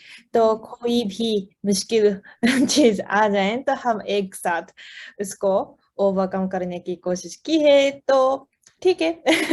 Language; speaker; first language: Hindi; non-native, fluent; Japanese